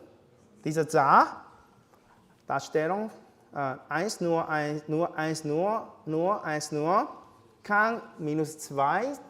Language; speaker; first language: German; non-native, learner; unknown